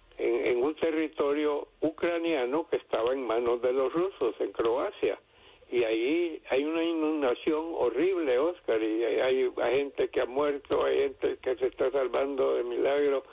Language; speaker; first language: Spanish; native; Spanish